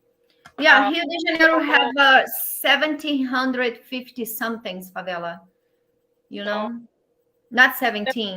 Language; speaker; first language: English; non-native, learner; Portuguese